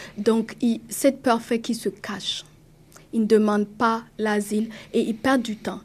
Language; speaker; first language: French; non-native, local second language; Mossi